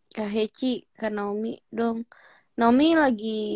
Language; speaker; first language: Indonesian; native; Indonesian